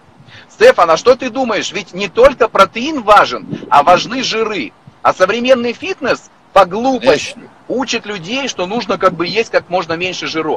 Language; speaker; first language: Russian; native; Russian